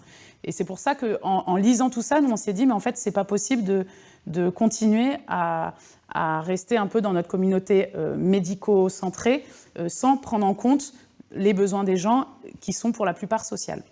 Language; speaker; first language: French; native; French